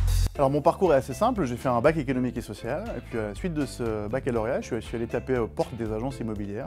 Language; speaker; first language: French; native; French